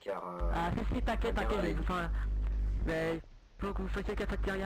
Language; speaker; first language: French; native; French